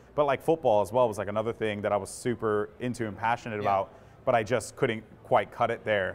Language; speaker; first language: English; native; English